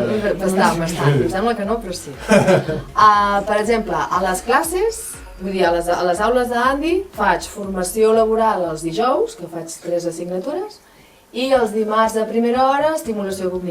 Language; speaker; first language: Catalan; native; Catalan